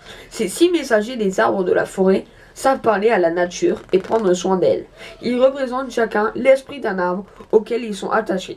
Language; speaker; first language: French; native; French